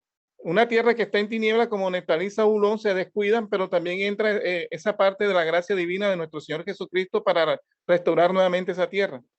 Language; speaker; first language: Spanish; native; Spanish